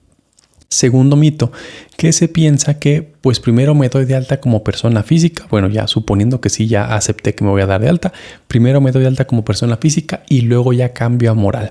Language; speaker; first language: Spanish; native; Spanish